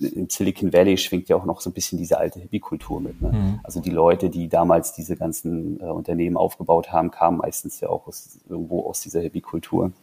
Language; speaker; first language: German; native; German